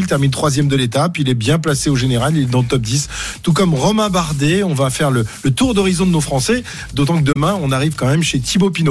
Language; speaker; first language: French; native; French